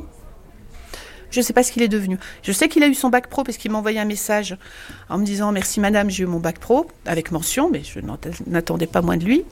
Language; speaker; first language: French; native; French